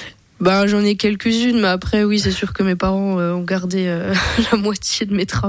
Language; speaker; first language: French; native; French